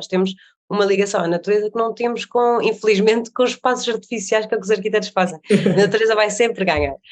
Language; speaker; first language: Portuguese; native; Portuguese